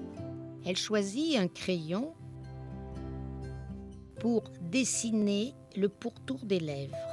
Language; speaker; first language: French; native; French